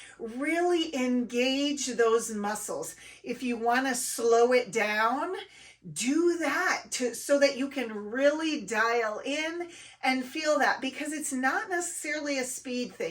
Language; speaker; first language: English; native; English